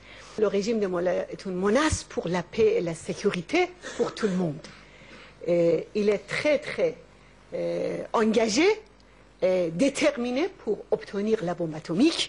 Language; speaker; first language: French; non-native, learner; Persian